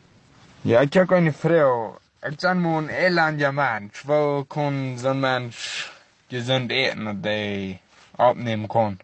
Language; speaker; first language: German; non-native, learner; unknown